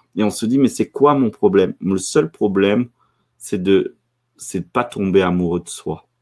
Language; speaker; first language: French; native; French